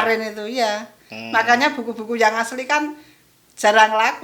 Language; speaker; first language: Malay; non-native, local second language; Javanese